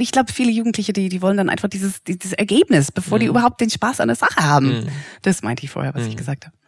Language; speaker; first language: German; non-native, fluent; English